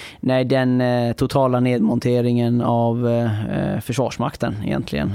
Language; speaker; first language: Swedish; early bilingual, other home language; Persian